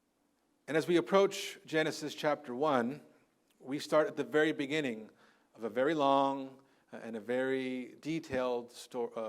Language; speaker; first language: English; native; English